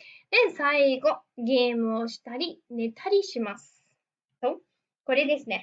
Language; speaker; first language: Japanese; non-native, fluent; Portuguese